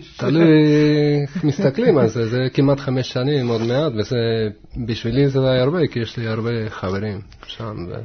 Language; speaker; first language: Hebrew; non-native, fluent; Spanish